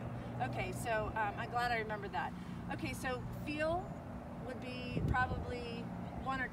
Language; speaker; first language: English; native; English